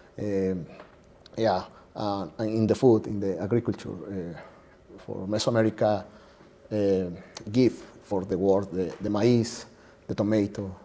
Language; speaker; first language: English; non-native, learner; Spanish